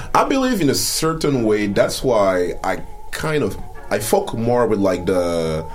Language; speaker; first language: English; early bilingual, other home language; French